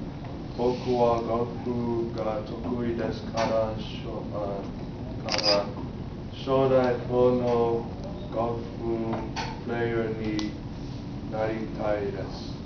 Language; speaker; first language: Japanese; non-native, learner; English